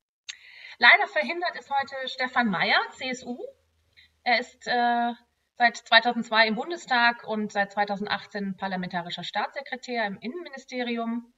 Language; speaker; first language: German; native; German